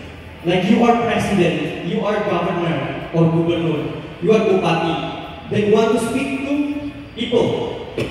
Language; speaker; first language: English; non-native, fluent; Indonesian